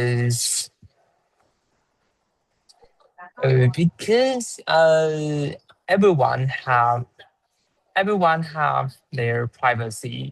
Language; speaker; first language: English; non-native, learner; Chinese